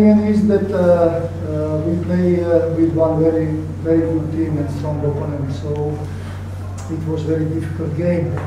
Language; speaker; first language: English; non-native, learner; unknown